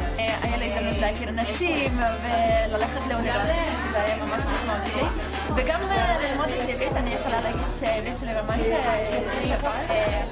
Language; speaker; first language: Hebrew; non-native, learner; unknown